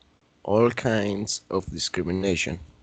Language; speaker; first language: English; non-native, learner; Spanish